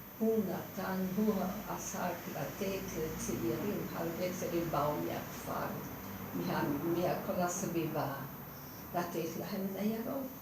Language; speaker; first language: Hebrew; non-native, fluent; Hungarian